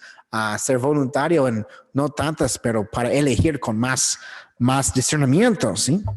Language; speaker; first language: Spanish; non-native, learner; English